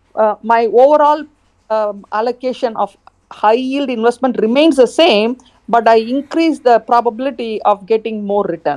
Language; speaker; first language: English; non-native, fluent; Khmer